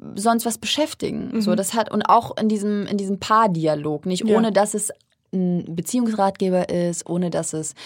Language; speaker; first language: German; native; German